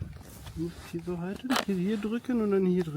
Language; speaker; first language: German; native; German